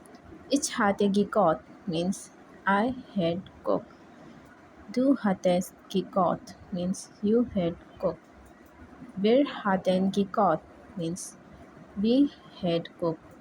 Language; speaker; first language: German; non-native, learner; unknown